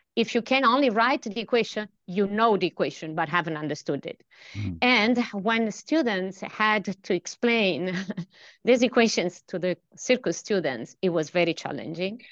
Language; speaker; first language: English; non-native, fluent; Italian